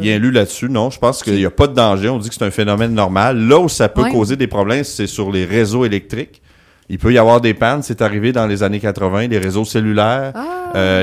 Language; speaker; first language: French; native; French